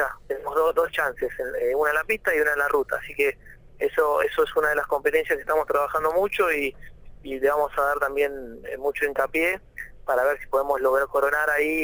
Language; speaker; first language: Spanish; native; Spanish